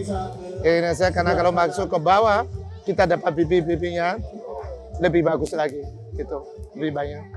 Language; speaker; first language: Indonesian; non-native, fluent; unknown